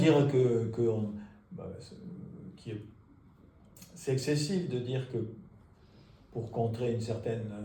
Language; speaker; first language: French; native; French